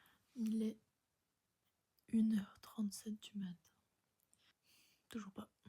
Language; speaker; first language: French; native; French